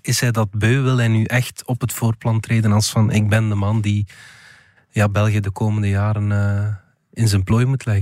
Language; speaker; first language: Dutch; native; Dutch